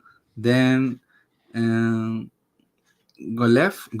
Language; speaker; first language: English; non-native, learner; Spanish